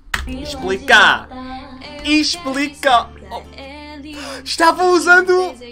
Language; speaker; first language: Portuguese; early bilingual, heritage; Portuguese